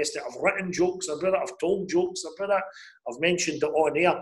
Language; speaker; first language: English; native; English